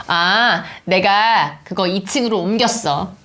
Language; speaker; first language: Korean; native; Korean